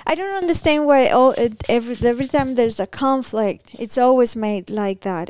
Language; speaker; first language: English; non-native, fluent; Spanish